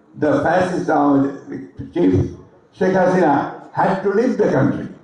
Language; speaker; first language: English; non-native, local second language; Bangla